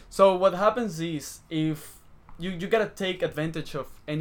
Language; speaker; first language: English; non-native, fluent; Spanish